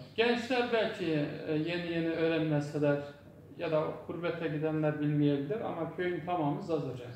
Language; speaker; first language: Turkish; non-native, local second language; Zaza